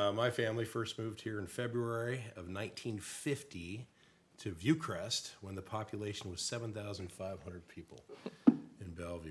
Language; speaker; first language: English; native; English